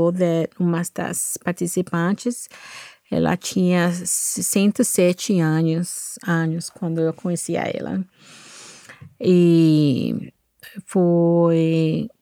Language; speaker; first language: Portuguese; non-native, fluent; English